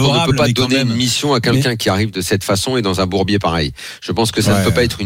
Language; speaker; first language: French; native; French